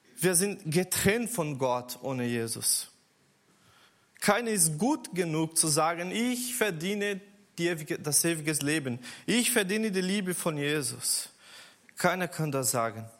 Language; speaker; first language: German; non-native, learner; Portuguese